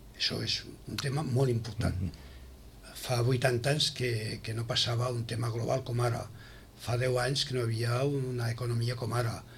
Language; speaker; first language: Catalan; native; Catalan